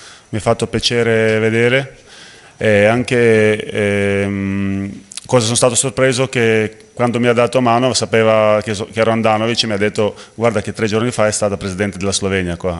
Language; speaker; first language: Italian; non-native, fluent; Slovenian